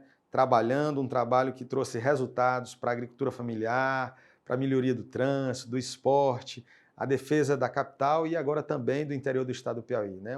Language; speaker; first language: Portuguese; native; Portuguese